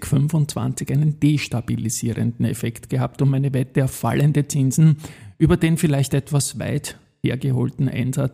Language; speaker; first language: German; native; German